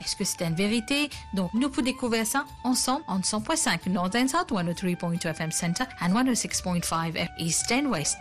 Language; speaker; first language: French; native; French